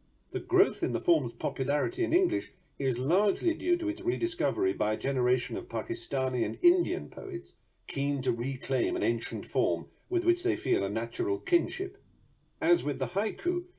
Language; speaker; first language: English; native; English